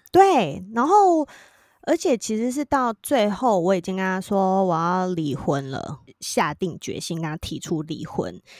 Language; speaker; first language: Chinese; native; Chinese